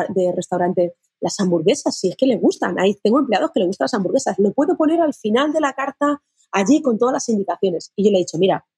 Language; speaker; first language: Spanish; native; Spanish